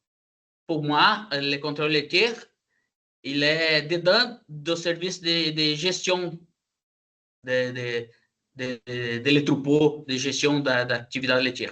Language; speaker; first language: French; non-native, learner; Portuguese